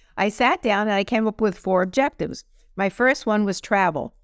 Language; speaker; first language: English; native; English